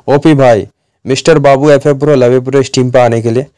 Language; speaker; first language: Hindi; non-native, local second language; Bangla